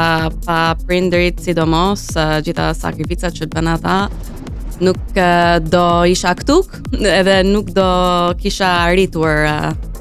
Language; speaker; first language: Albanian; early bilingual, heritage; Albanian